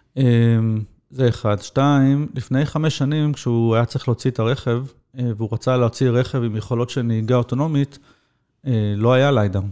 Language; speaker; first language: Hebrew; native; Hebrew